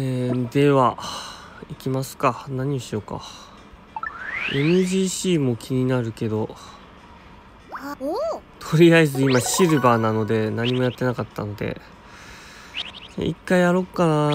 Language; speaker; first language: Japanese; native; Japanese